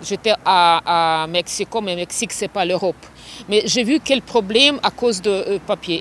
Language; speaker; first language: French; non-native, fluent; Ukrainian